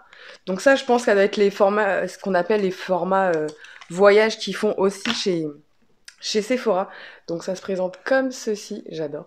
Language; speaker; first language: French; native; French